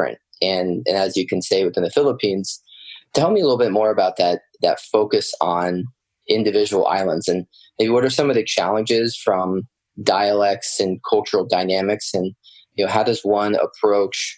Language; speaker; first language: English; native; English